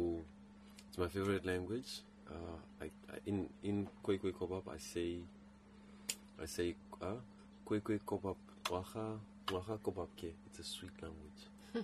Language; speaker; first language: English; non-native, local second language; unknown